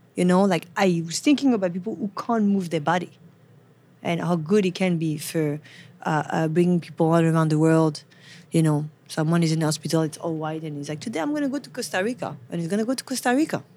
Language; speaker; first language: English; non-native, fluent; French